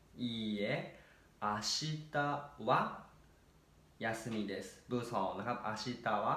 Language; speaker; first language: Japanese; non-native, fluent; Thai